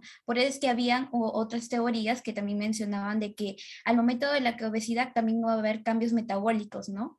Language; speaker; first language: Spanish; native; Spanish